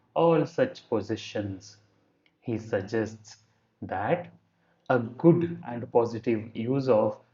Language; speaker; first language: English; non-native, local second language; Kannada